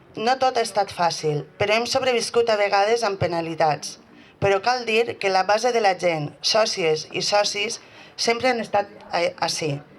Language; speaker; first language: Catalan; native; Catalan